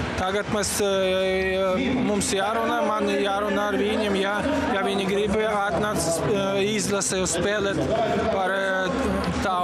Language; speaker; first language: Latvian; non-native, learner; Russian